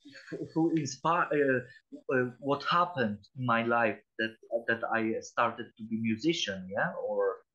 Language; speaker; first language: English; non-native, learner; Polish